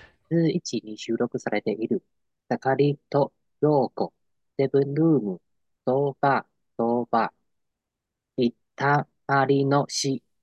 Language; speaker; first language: Japanese; non-native, learner; Chinese